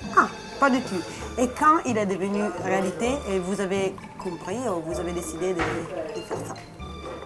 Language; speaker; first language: French; non-native, learner; Italian